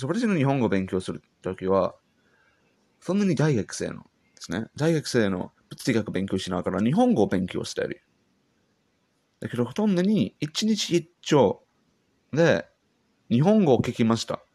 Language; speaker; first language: Japanese; non-native, learner; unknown